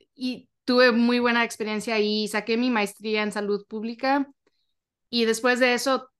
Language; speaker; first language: Spanish; early bilingual, heritage; Spanish